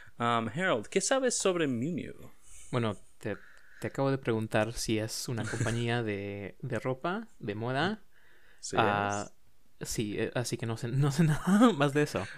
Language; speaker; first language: Spanish; non-native, learner; English